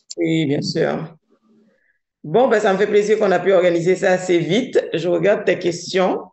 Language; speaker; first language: French; non-native, local second language; Haitian Creole